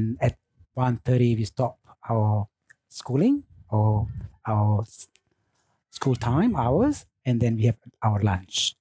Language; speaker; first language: English; non-native, fluent; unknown